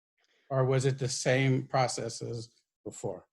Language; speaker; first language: English; native; English